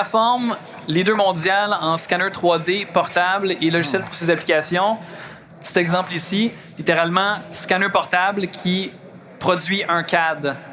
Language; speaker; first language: French; native; French